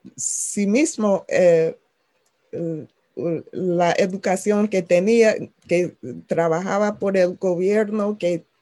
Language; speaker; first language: Spanish; non-native, fluent; English